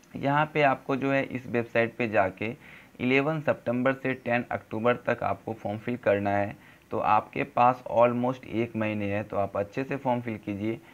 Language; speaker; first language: Hindi; native; Hindi